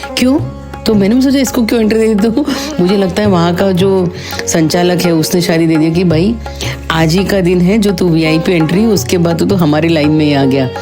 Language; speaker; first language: Hindi; non-native, local second language; Marathi